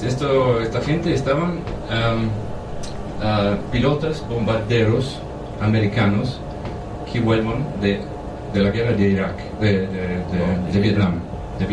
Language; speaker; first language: Spanish; non-native, fluent; German